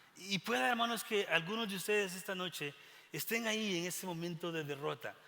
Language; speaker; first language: Spanish; native; Spanish